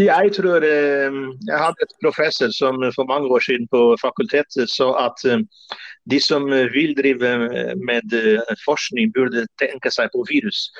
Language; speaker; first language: Norwegian; non-native, fluent; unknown